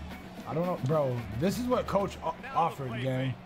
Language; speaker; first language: English; native; English